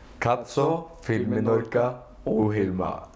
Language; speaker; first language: Finnish; non-native, learner; Norwegian